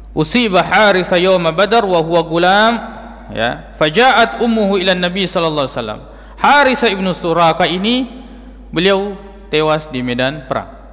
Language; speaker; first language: Malay; native; Malay